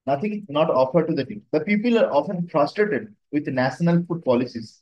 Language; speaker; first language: English; non-native, local second language; Bangla